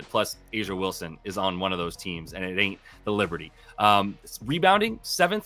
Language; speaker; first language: English; native; English